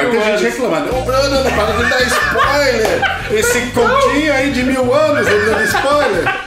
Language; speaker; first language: Portuguese; native; Portuguese